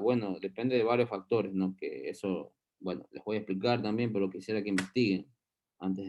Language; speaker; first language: Spanish; native; Spanish